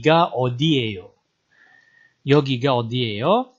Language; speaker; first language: Korean; non-native, fluent; Indonesian